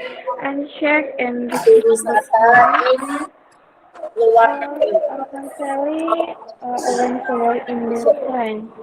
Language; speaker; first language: English; non-native, learner; Indonesian